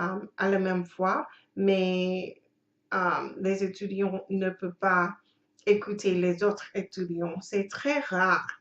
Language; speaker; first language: French; non-native, learner; English